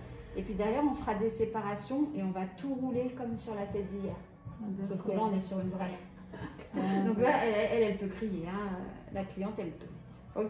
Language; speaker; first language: French; native; French